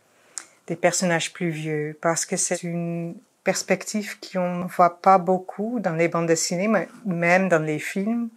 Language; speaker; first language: French; non-native, fluent; Dutch